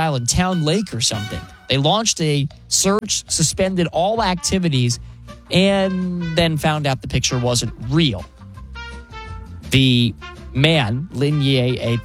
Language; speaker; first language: English; native; English